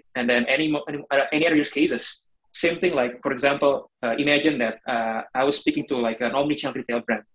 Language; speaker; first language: English; non-native, fluent; Indonesian